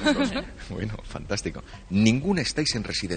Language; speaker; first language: Spanish; native; Spanish